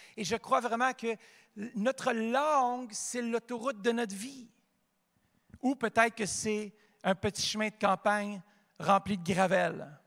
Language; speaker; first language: French; native; French